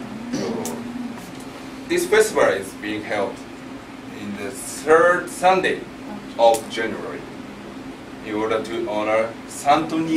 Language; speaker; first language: English; non-native, learner; Japanese